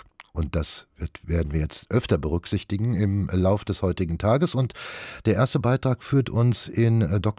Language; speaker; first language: German; native; German